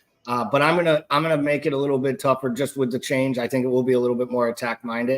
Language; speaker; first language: English; native; English